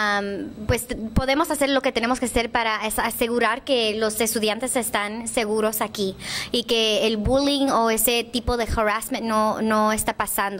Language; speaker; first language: Spanish; early bilingual, heritage; English